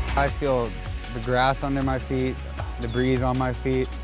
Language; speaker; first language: English; native; English